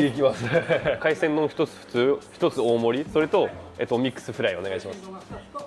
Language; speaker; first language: Japanese; non-native, fluent; French